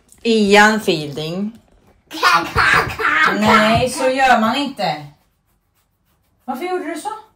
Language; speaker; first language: Swedish; native; Swedish